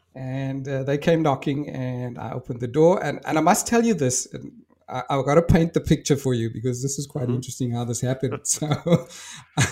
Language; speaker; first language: English; native; English